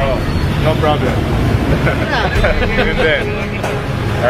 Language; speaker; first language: Filipino; non-native, learner; Arabic